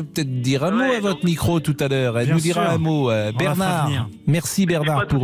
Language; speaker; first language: French; native; French